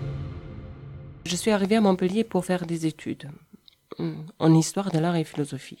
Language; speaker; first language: French; non-native, fluent; German